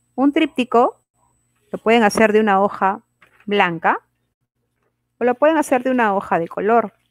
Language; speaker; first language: Spanish; native; Spanish